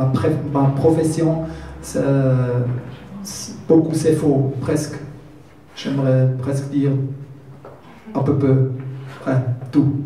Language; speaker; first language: French; non-native, learner; German